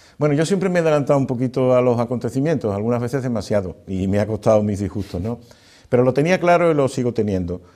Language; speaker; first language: Spanish; native; Spanish